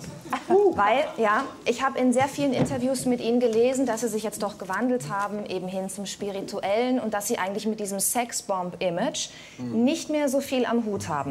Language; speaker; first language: German; native; German